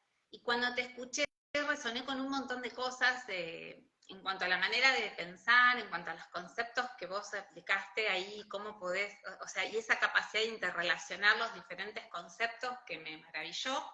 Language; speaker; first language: Spanish; native; Spanish